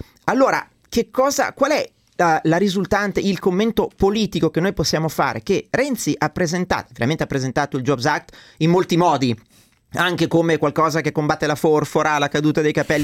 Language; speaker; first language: Italian; native; Italian